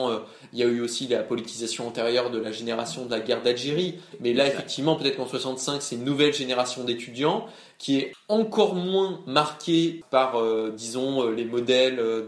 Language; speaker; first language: French; native; French